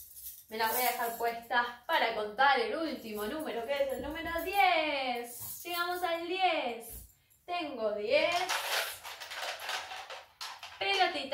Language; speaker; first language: Spanish; native; Spanish